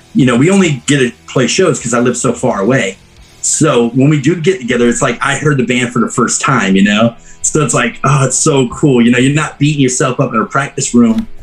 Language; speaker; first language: English; native; English